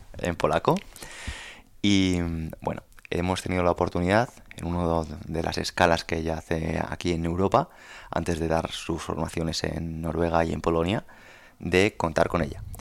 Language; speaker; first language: Spanish; native; Spanish